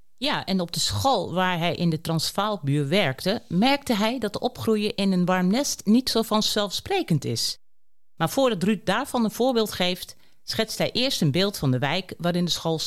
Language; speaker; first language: Dutch; native; Dutch